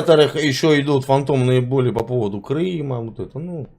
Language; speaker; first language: Russian; native; Russian